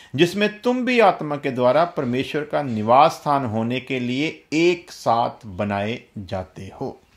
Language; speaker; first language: Hindi; non-native, local second language; Punjabi